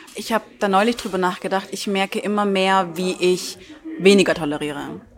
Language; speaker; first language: German; early bilingual, other home language; Turkish